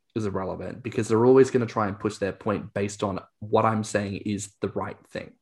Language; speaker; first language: English; native; English